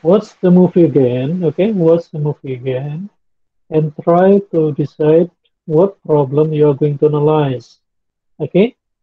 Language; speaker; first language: English; non-native, fluent; Indonesian